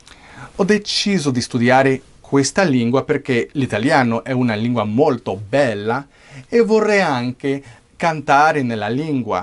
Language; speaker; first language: Italian; non-native, fluent; English